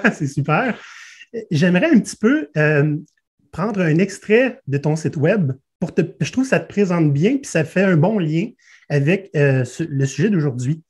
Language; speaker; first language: French; native; French